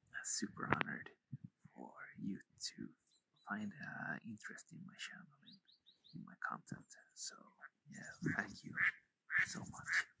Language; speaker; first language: English; non-native, fluent; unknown